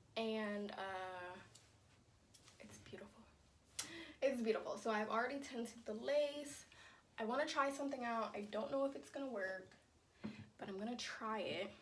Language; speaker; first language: English; native; English